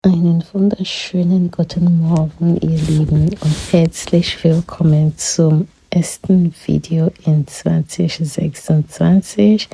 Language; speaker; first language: German; non-native, fluent; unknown